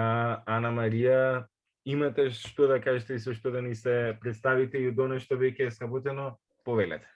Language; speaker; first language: Macedonian; native; Macedonian